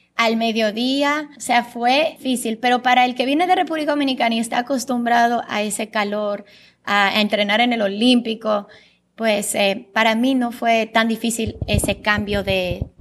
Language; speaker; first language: Spanish; early bilingual, other home language; Bulgarian